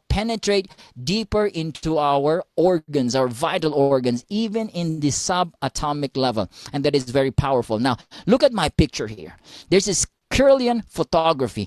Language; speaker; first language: English; non-native, local second language; Filipino